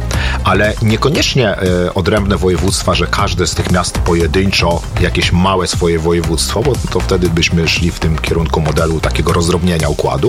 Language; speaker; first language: Polish; native; Polish